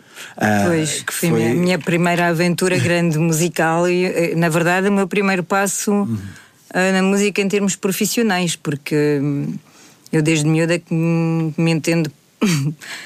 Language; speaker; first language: Portuguese; native; Portuguese